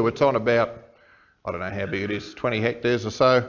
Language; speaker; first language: English; native; English